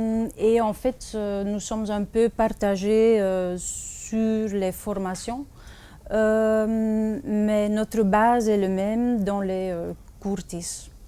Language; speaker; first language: French; non-native, fluent; Dutch